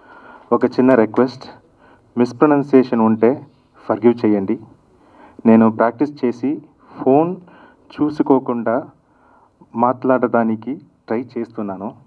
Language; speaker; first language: Telugu; non-native, learner; Kannada